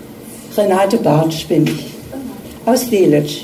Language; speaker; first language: German; native; German